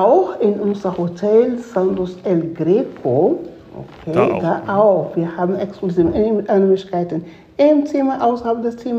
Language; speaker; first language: German; non-native, fluent; Spanish